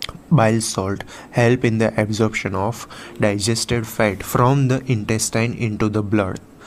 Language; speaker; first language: English; non-native, local second language; Gujarati